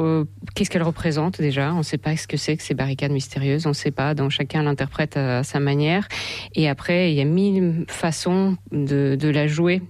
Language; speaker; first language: French; non-native, fluent; Russian